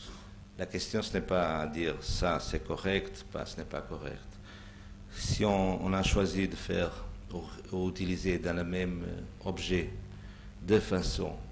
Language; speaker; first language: French; non-native, fluent; Portuguese